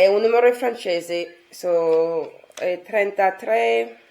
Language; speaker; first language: Italian; non-native, learner; French